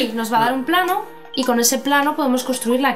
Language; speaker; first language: Spanish; native; Spanish